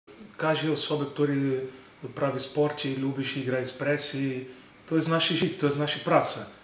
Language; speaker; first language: Polish; non-native, learner; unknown